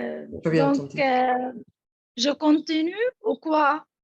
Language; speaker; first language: French; non-native, local second language; Arabic